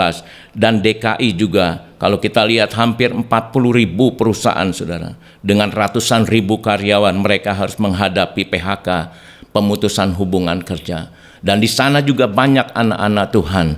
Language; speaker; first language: Indonesian; native; Indonesian